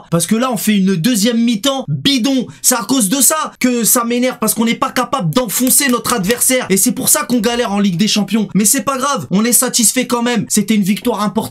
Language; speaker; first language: French; native; French